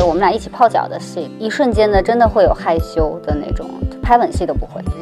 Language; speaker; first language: Chinese; native; Chinese